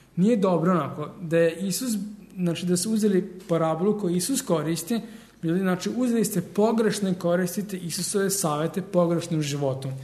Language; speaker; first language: Serbian; early bilingual, heritage; Serbian